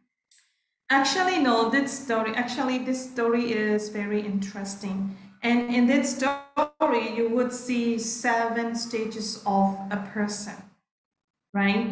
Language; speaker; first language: English; non-native, fluent; Burmese